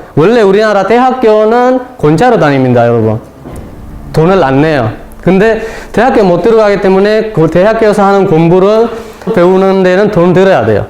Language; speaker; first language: Korean; non-native, fluent; Sinhala